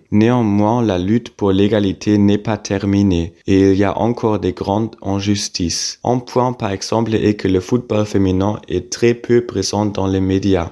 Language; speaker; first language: French; non-native, fluent; German